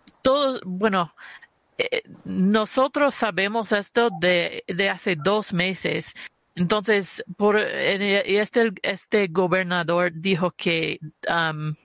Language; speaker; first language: Spanish; early bilingual, heritage; Spanish